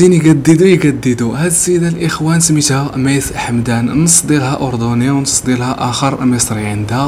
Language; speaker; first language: Arabic; native; Arabic